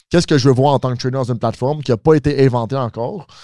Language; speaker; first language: French; native; French